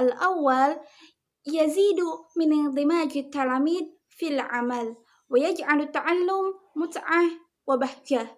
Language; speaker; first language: Arabic; non-native, learner; Indonesian